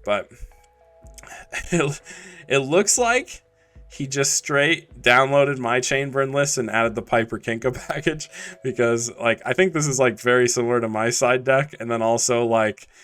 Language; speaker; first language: English; native; English